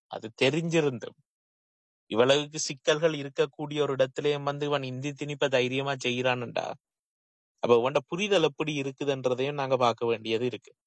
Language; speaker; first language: Tamil; native; Tamil